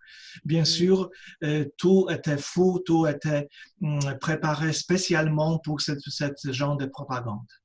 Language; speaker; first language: French; non-native, fluent; Polish